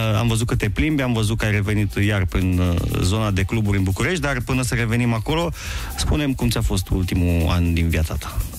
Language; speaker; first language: Romanian; native; Romanian